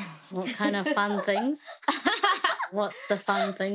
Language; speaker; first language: English; early bilingual, other home language; Vietnamese